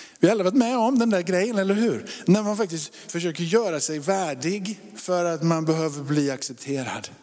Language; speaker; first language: Swedish; native; Swedish